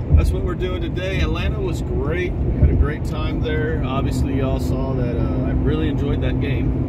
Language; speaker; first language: English; native; English